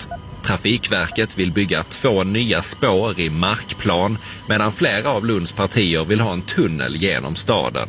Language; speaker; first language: Swedish; native; Swedish